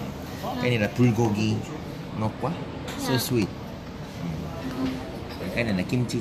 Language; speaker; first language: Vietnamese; non-native, learner; Korean